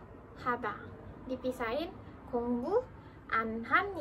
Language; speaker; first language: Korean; non-native, fluent; Indonesian